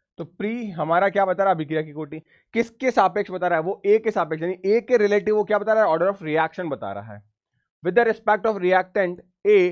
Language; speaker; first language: Hindi; native; Hindi